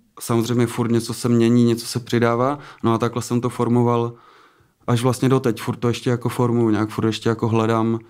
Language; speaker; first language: Czech; native; Czech